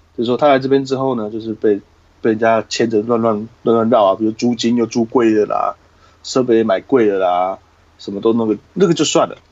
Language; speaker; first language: Chinese; native; Chinese